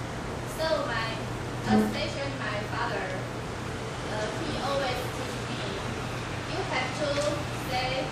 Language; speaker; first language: English; non-native, learner; Chinese